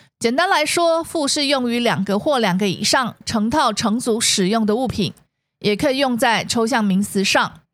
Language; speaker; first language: Chinese; native; Chinese